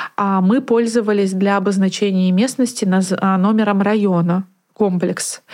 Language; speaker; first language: Russian; native; Russian